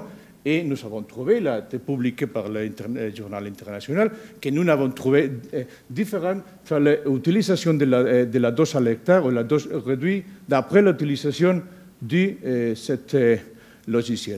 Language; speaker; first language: French; non-native, learner; Spanish